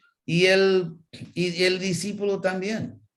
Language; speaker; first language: Spanish; non-native, fluent; English